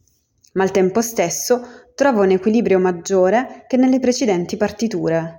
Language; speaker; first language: Italian; native; Italian